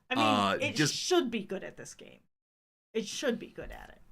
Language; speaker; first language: English; native; English